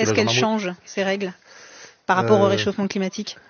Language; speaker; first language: French; native; French